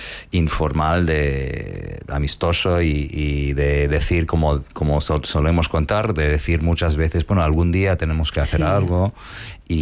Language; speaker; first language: Spanish; non-native, fluent; English